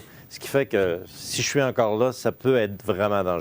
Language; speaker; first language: French; native; French